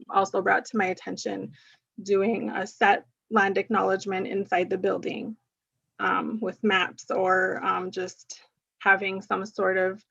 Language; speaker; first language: English; early bilingual, other home language; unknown